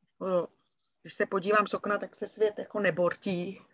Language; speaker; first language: Czech; native; Czech